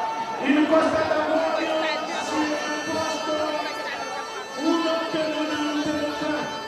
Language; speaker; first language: Italian; non-native, fluent; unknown